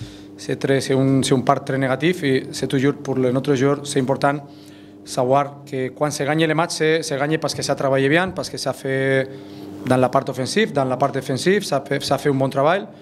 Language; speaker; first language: French; non-native, fluent; Spanish